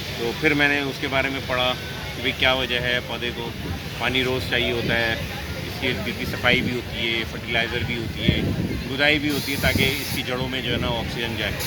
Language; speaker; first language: Urdu; native; Urdu